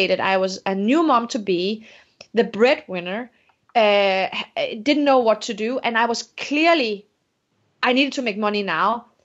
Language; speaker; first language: English; non-native, fluent; Danish